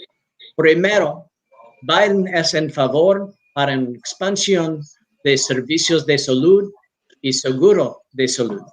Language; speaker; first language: Spanish; non-native, learner; English